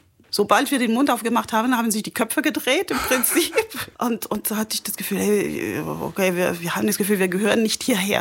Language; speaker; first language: German; non-native, fluent; French